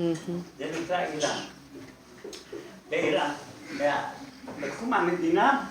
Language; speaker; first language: Hebrew; non-native, fluent; Persian